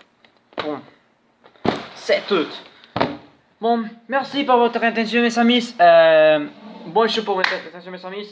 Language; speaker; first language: French; non-native, learner; Spanish